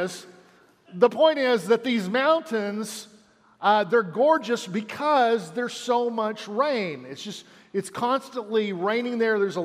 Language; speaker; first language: English; native; English